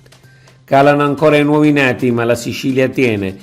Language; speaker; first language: Italian; native; Italian